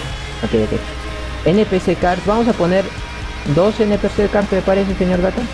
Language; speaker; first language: Spanish; native; Spanish